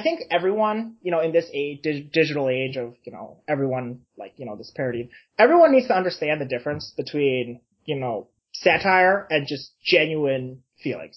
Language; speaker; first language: English; native; English